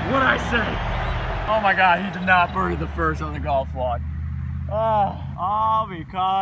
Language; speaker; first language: English; native; English